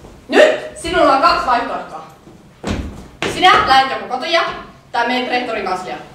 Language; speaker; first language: Finnish; native; Finnish